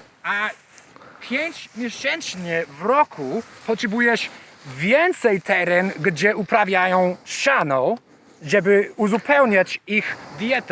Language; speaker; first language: Polish; non-native, learner; English